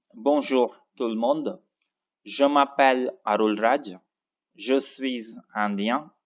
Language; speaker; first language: French; non-native, fluent; Tamil